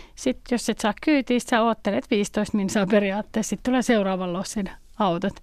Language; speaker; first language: Finnish; native; Finnish